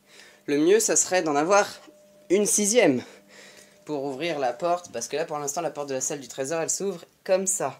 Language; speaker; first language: French; native; French